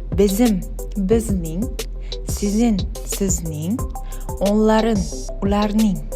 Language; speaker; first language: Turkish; non-native, learner; Uzbek